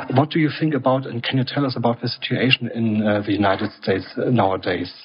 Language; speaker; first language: English; non-native, fluent; German